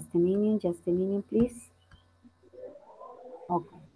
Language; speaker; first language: English; non-native, learner; Spanish